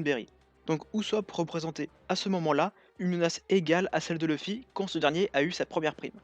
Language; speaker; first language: French; native; French